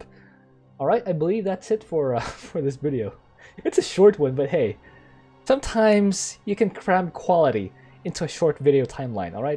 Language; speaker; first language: English; native; English